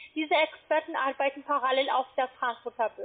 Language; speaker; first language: German; non-native, fluent; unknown